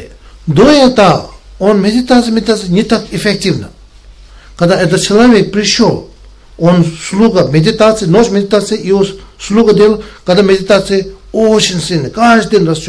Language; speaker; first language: Russian; non-native, learner; Tibetan